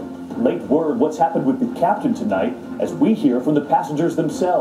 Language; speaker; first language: English; native; English